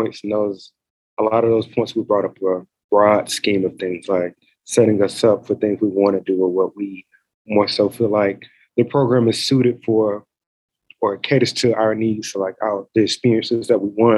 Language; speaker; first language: English; native; English